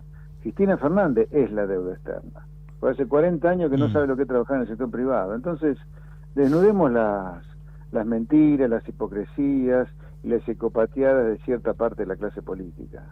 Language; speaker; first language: Spanish; native; Spanish